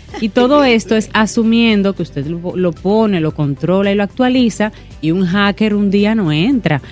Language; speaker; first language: Spanish; native; Spanish